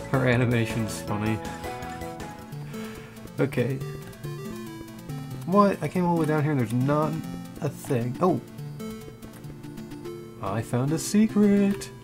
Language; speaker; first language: English; native; English